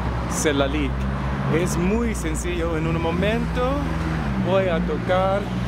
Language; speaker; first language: Spanish; non-native, learner; English